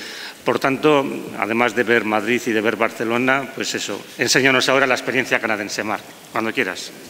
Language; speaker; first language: Spanish; native; Spanish